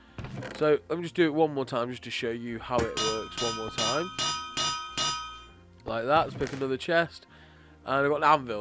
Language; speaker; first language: English; native; English